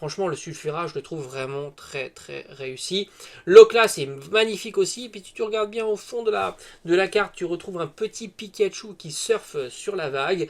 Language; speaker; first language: French; native; French